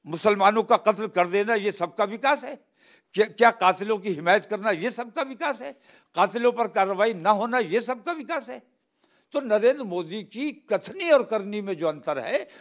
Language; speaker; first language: Hindi; native; Hindi